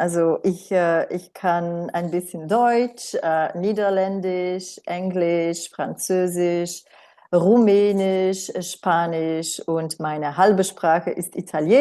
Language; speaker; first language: German; non-native, fluent; Romanian